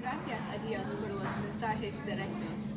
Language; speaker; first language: Spanish; non-native, learner; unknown